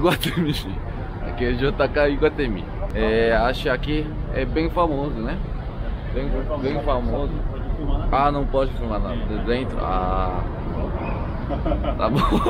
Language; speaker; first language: Portuguese; non-native, learner; Korean